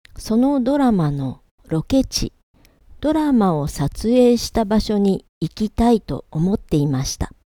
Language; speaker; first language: Japanese; native; Japanese